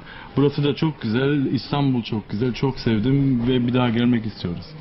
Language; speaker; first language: Turkish; early bilingual, heritage; Turkish